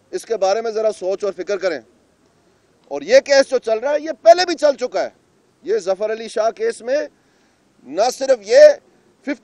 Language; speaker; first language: Urdu; non-native, local second language; Punjabi